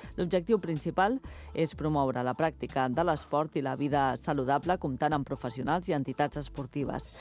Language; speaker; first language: Catalan; native; Catalan